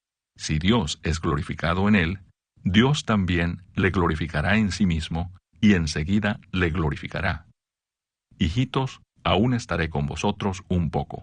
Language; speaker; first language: Spanish; native; Spanish